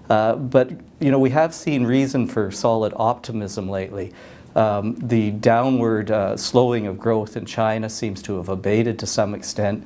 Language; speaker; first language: English; native; English